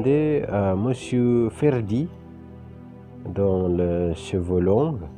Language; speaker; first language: French; non-native, fluent; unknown